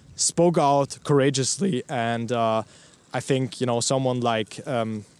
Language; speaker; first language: English; non-native, fluent; German